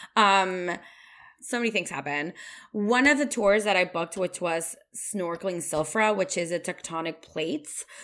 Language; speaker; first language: English; non-native, fluent; Spanish